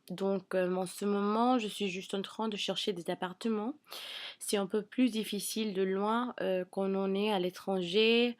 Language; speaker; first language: French; non-native, fluent; English